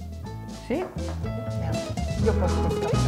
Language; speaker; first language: Italian; non-native, fluent; English